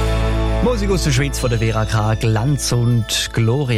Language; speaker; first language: German; native; German